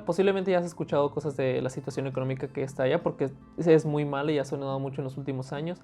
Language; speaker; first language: Spanish; native; Spanish